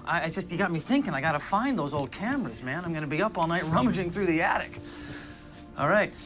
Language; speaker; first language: English; native; English